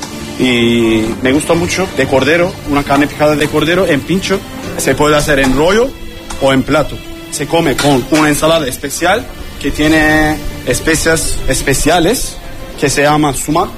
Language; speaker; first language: Spanish; non-native, learner; Turkish